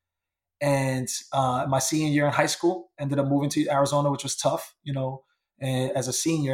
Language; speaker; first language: English; native; English